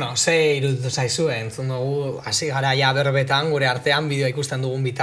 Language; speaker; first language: Basque; native; Basque